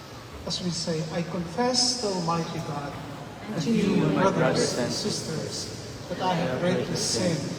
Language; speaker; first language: English; non-native, local second language; Filipino